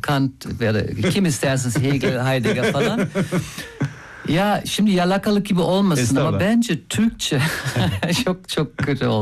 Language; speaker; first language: Turkish; non-native, fluent; German